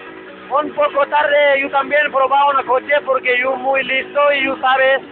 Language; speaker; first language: Spanish; non-native, learner; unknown